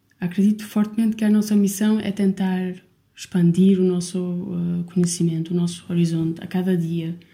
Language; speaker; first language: Portuguese; non-native, fluent; Albanian